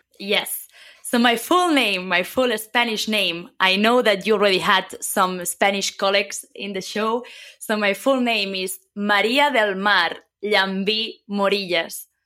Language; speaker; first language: English; non-native, fluent; Catalan